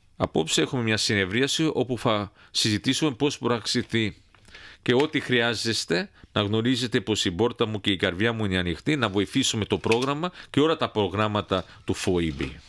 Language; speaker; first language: Greek; early bilingual, heritage; Greek